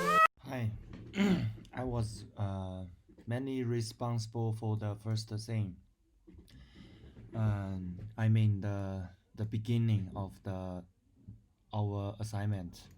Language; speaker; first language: English; non-native, learner; Chinese